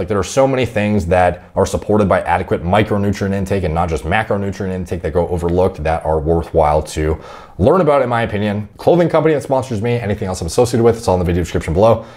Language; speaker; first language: English; native; English